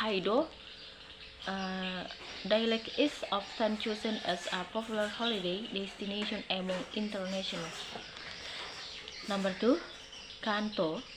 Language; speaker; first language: English; non-native, learner; Indonesian